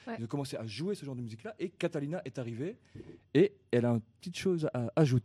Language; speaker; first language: French; native; French